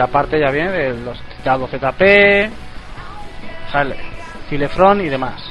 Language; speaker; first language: Spanish; native; Spanish